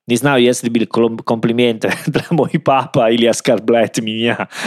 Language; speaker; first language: Russian; non-native, learner; Italian